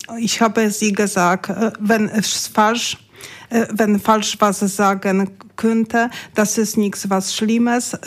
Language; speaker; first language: German; non-native, learner; Polish